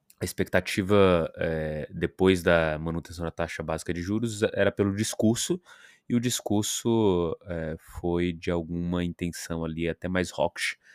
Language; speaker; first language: Portuguese; native; Portuguese